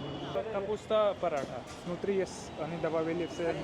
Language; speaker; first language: Russian; non-native, learner; Hindi